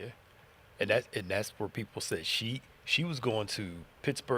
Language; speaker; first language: English; native; English